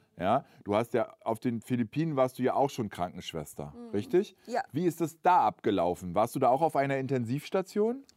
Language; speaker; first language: German; native; German